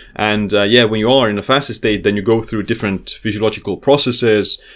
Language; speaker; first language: English; non-native, fluent; Estonian